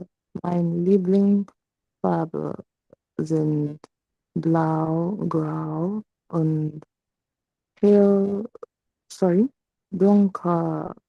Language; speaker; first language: German; non-native, learner; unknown